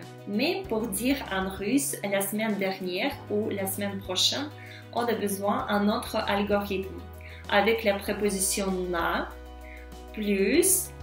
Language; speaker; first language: French; non-native, fluent; Russian